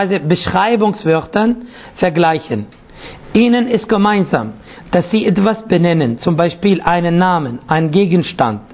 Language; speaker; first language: German; non-native, fluent; Arabic